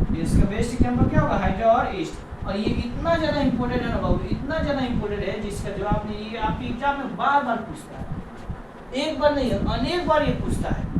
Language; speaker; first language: Hindi; native; Hindi